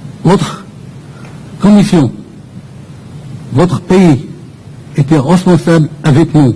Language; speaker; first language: French; non-native, fluent; Persian